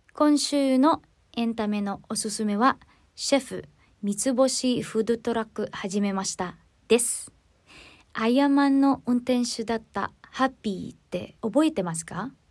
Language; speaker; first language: Japanese; non-native, fluent; Filipino